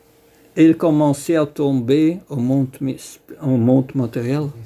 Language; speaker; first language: French; non-native, fluent; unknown